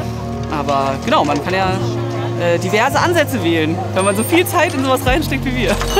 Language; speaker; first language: German; native; German